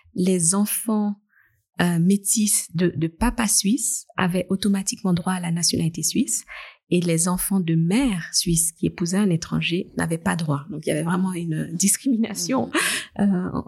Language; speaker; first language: French; native; French